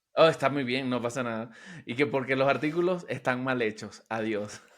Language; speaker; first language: Spanish; native; Spanish